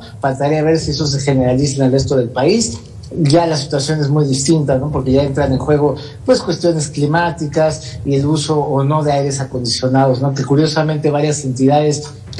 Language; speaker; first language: Spanish; native; Spanish